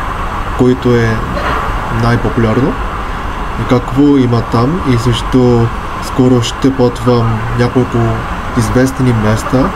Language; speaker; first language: Bulgarian; non-native, learner; Korean